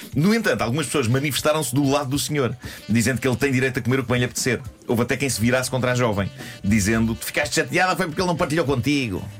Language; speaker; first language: Portuguese; native; Portuguese